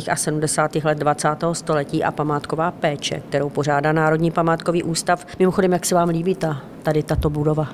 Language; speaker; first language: Czech; native; Czech